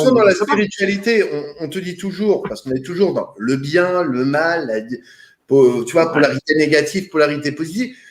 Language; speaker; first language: French; native; French